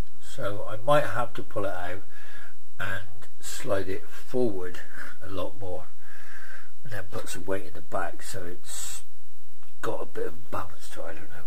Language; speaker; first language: English; native; English